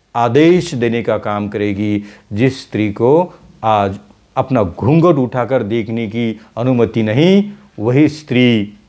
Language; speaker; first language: Hindi; non-native, local second language; Marathi